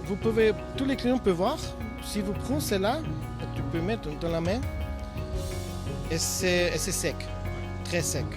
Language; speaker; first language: French; non-native, learner; German